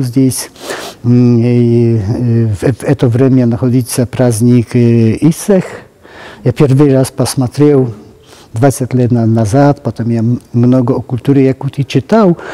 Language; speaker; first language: Russian; non-native, fluent; Polish